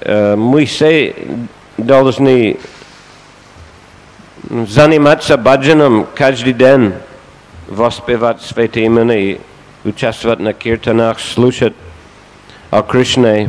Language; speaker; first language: Russian; non-native, fluent; English